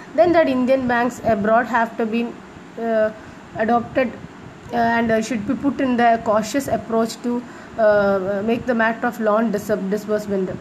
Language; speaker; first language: English; non-native, local second language; Malayalam